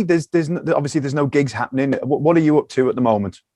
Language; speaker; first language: English; native; English